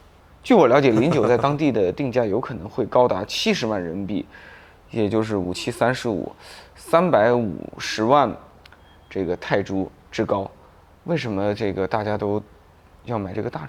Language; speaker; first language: Chinese; native; Chinese